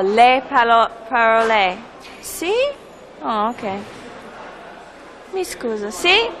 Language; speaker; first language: Italian; non-native, learner; English